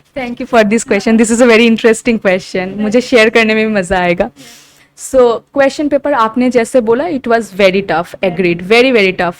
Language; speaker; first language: Hindi; non-native, local second language; Assamese